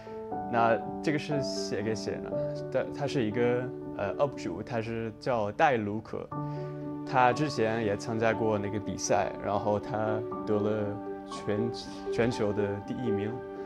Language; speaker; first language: Chinese; non-native, learner; Dutch